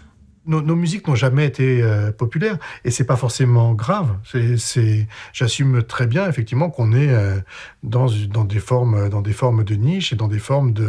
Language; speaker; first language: French; native; French